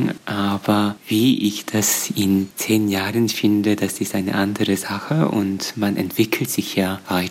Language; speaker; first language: German; non-native, fluent; Korean